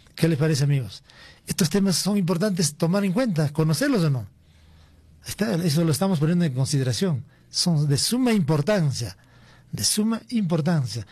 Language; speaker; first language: Spanish; native; Spanish